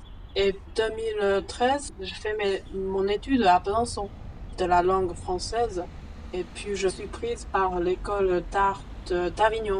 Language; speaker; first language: French; non-native, fluent; Chinese